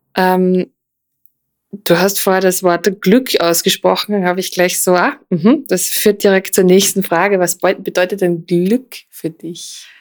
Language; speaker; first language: German; native; German